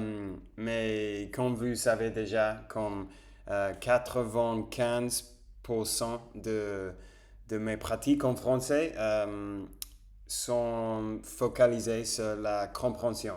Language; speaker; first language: French; non-native, fluent; Spanish